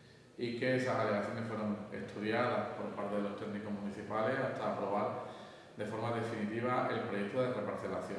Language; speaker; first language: Spanish; native; Spanish